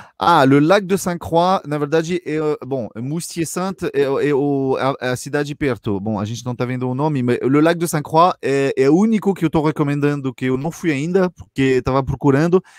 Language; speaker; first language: Portuguese; non-native, fluent; French